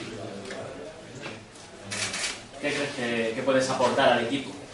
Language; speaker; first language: Portuguese; non-native, learner; Spanish